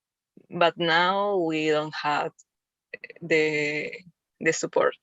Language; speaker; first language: English; non-native, learner; Spanish